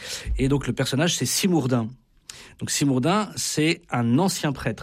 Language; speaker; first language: French; native; French